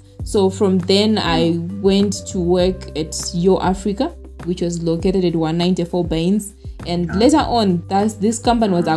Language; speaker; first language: English; non-native, local second language; Shona